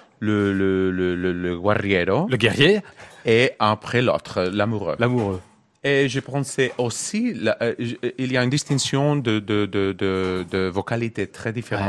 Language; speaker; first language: French; non-native, learner; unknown